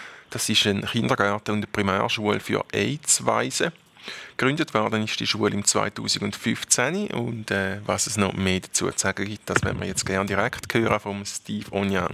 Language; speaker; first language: German; native; German